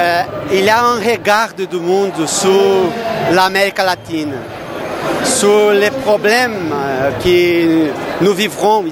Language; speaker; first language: French; non-native, fluent; Portuguese